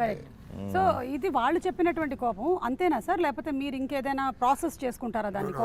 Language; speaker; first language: Telugu; native; Telugu